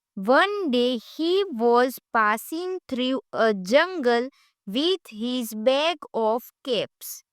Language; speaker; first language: English; non-native, local second language; Gujarati